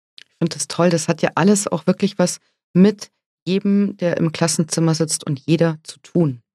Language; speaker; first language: German; native; German